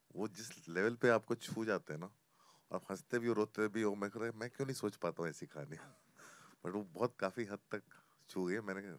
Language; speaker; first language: Hindi; native; Hindi